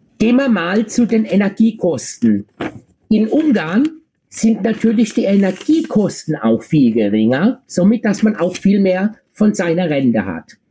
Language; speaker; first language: German; native; German